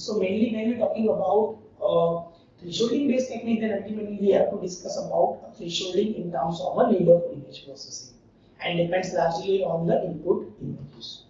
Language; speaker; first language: English; non-native, local second language; Gujarati